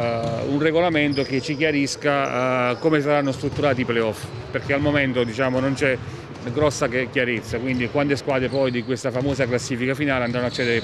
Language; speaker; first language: Italian; native; Italian